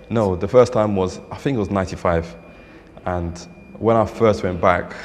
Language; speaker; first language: English; native; English